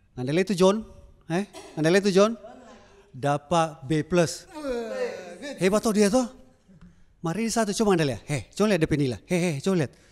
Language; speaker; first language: Indonesian; native; Indonesian